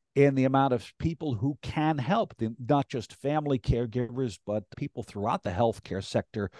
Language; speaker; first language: English; native; English